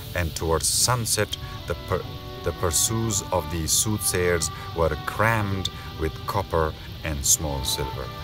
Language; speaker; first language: English; non-native, local second language; Hazaragi